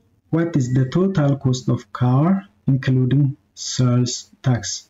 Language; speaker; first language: English; non-native, local second language; Amharic